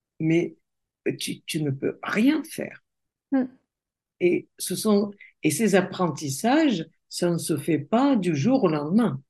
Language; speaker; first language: French; non-native, fluent; Russian